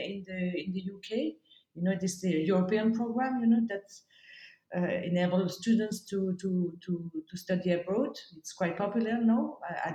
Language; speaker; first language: English; non-native, fluent; French